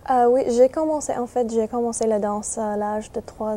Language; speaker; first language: French; non-native, fluent; English